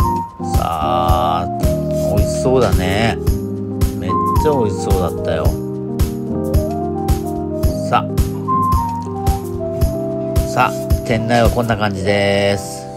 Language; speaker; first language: Japanese; native; Japanese